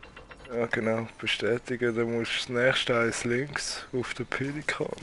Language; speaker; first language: German; native; German